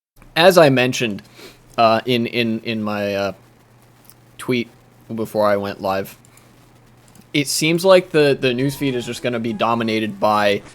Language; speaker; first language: English; native; English